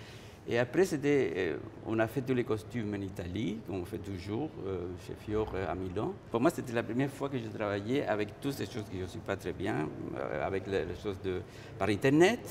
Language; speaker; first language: French; non-native, fluent; Spanish